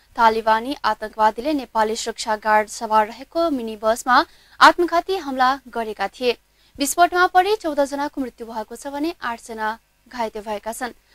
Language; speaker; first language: Nepali; non-native, local second language; Maithili